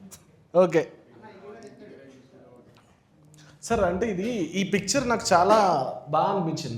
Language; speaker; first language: Telugu; native; Telugu